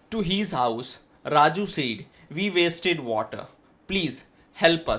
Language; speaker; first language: English; non-native, local second language; Gujarati